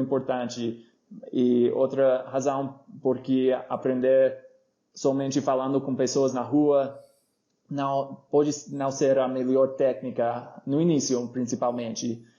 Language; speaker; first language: Portuguese; non-native, fluent; English